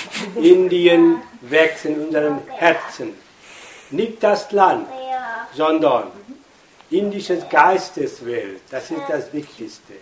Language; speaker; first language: German; non-native, fluent; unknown